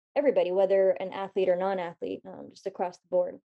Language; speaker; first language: English; native; English